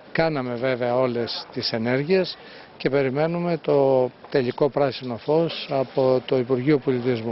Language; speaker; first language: Greek; native; Greek